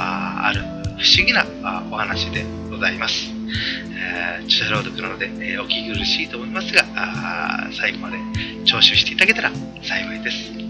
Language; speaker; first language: Japanese; native; Japanese